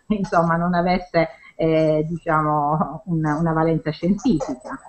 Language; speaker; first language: Italian; native; Italian